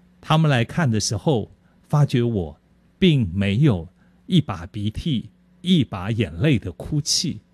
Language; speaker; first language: Chinese; native; Chinese